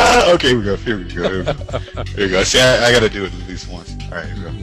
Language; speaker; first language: English; native; English